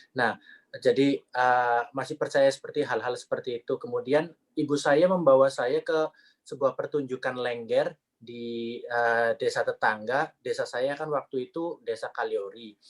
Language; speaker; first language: Indonesian; non-native, local second language; Javanese